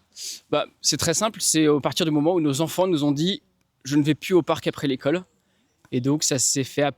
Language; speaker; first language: French; native; French